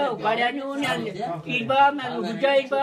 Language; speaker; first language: Turkish; native; Turkish